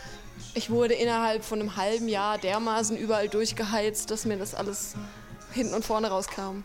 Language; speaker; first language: German; native; German